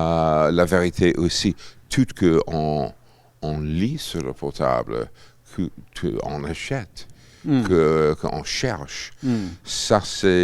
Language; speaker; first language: French; non-native, fluent; English